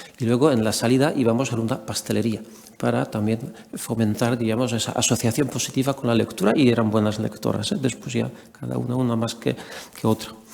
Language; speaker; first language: Spanish; non-native, fluent; Polish